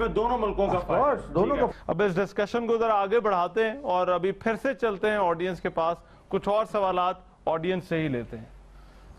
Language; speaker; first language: Urdu; native; Urdu